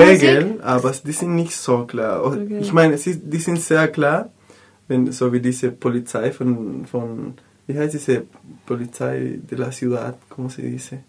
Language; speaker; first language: German; non-native, learner; Spanish